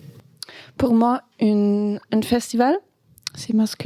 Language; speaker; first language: French; non-native, learner; German